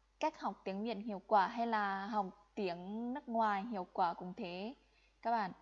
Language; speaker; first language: Vietnamese; non-native, fluent; Lao